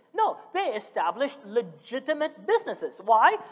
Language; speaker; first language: English; early bilingual, other home language; Malayalam